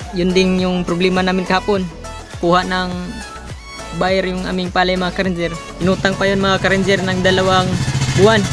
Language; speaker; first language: Filipino; non-native, local second language; Cebuano